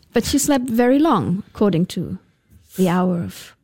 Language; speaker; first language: English; non-native, fluent; German